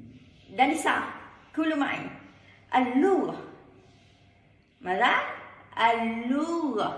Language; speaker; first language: Arabic; non-native, learner; Malay